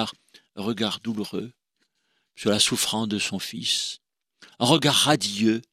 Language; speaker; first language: French; native; French